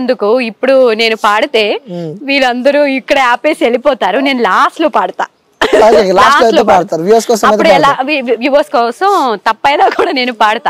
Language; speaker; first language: Telugu; non-native, fluent; Malayalam